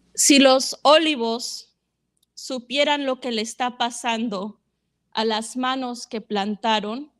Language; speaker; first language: Spanish; early bilingual, heritage; Spanish